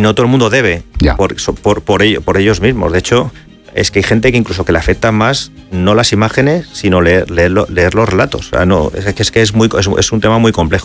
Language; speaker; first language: Spanish; native; Spanish